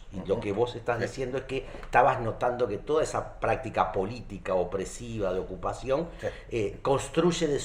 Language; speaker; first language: Spanish; native; Spanish